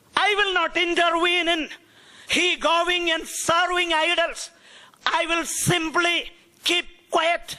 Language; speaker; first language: English; non-native, local second language; Malayalam